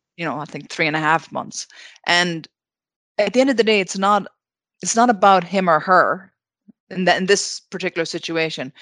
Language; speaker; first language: English; native; English